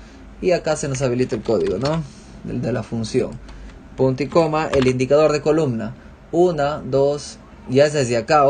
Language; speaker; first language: Spanish; native; Spanish